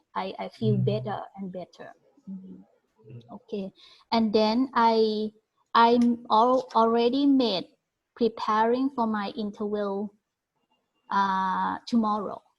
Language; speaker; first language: English; non-native, learner; Thai